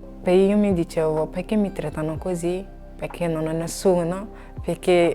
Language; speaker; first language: Italian; non-native, learner; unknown